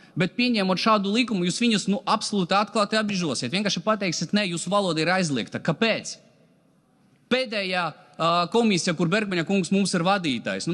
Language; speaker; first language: Latvian; non-native, local second language; Russian